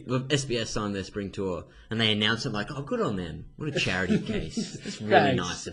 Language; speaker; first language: English; native; English